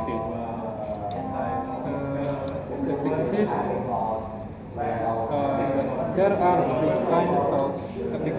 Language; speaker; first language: English; non-native, learner; Indonesian